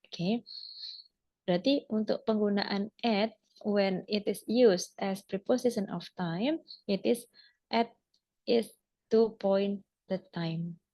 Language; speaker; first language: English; non-native, fluent; Indonesian